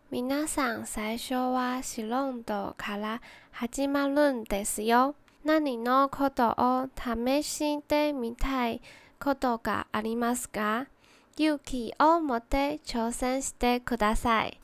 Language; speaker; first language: Japanese; non-native, learner; Chinese